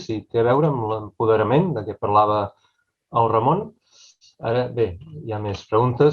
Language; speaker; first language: Catalan; native; Catalan